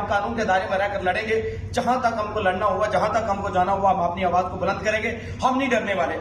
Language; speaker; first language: Hindi; non-native, local second language; Punjabi